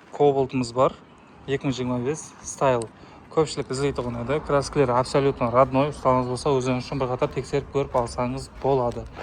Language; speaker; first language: Uzbek; non-native, local second language; Kara-Kalpak